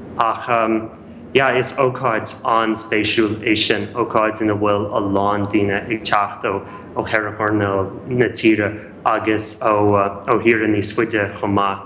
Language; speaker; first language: Irish; non-native, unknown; English